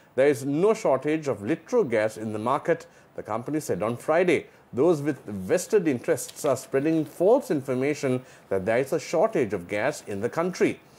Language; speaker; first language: English; non-native, local second language; Sinhala